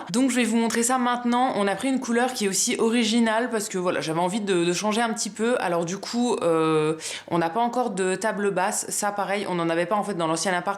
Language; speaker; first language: French; native; French